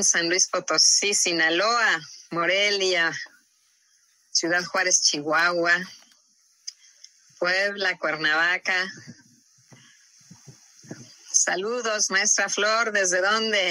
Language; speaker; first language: Spanish; native; Spanish